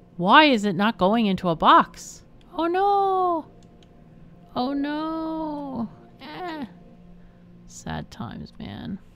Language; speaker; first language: English; native; English